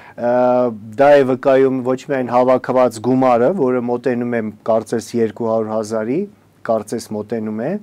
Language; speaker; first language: Armenian; native; Armenian